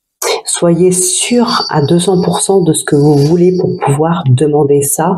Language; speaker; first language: French; native; French